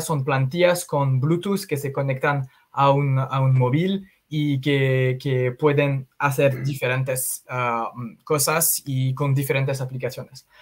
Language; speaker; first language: Spanish; non-native, fluent; French